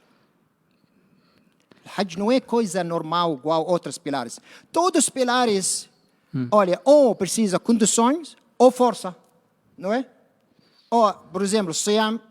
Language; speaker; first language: Portuguese; non-native, learner; Arabic